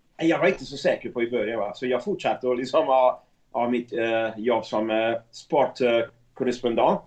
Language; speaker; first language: Swedish; non-native, fluent; Italian